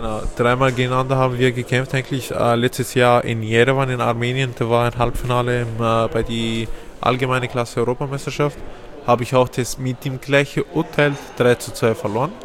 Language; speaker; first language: German; non-native, fluent; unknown